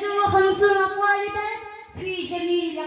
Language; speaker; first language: Arabic; non-native, learner; Bangla